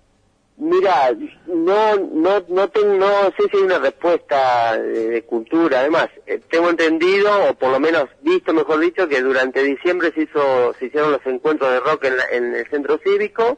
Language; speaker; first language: Spanish; native; Spanish